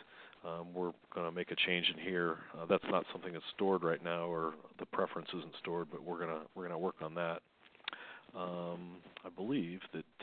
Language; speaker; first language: English; native; English